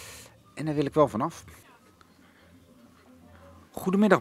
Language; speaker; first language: Dutch; native; Dutch